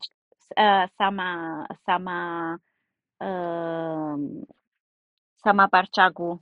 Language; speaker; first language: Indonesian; non-native, learner; English